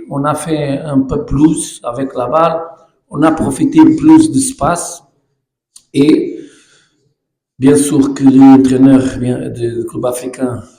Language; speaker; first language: French; non-native, learner; Portuguese